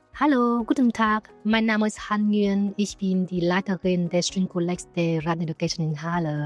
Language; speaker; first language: German; non-native, fluent; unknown